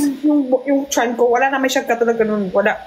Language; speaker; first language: Filipino; non-native, learner; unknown